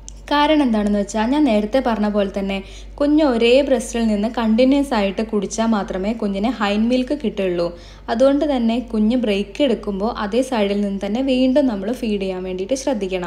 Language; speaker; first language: Malayalam; native; Malayalam